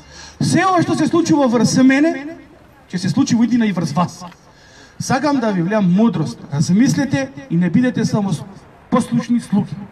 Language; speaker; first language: Macedonian; native; Macedonian